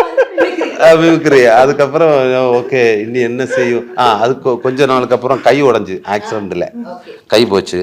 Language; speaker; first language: Tamil; non-native, learner; Malayalam